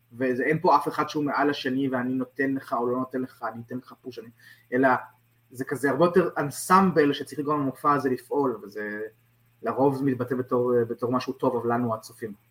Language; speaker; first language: Hebrew; native; Hebrew